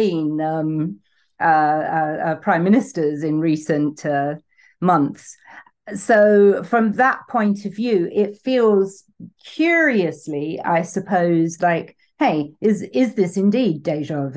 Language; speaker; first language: English; native; English